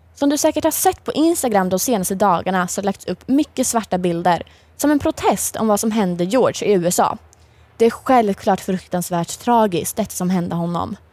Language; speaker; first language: Swedish; native; Swedish